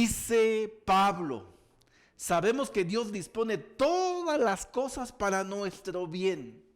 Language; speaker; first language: Spanish; native; Spanish